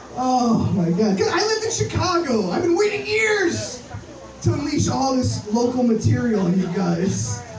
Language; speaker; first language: English; native; English